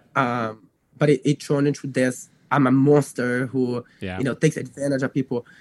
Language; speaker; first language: English; non-native, fluent; Portuguese